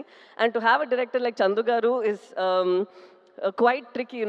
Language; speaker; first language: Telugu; non-native, local second language; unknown